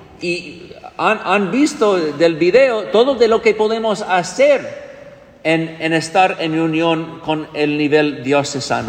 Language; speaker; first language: Spanish; non-native, fluent; English